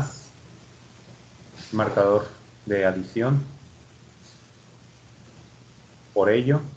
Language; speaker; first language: Spanish; native; Spanish